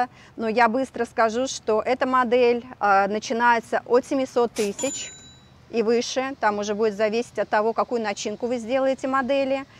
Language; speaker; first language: Russian; native; Russian